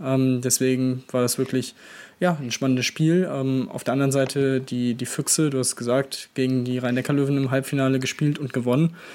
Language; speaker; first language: German; native; German